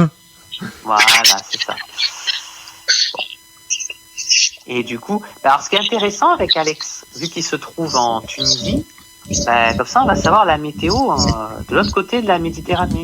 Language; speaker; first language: French; native; French